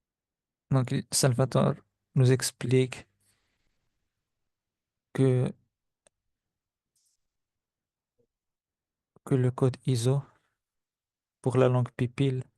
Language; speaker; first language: French; non-native, fluent; Spanish